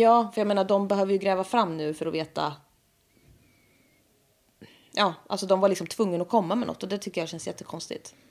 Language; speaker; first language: Swedish; native; Swedish